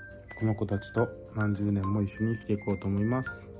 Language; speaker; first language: Japanese; native; Japanese